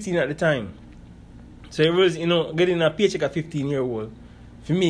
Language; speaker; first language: English; non-native, local second language; Jamaican Creole English